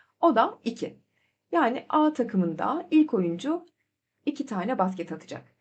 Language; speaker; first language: Turkish; native; Turkish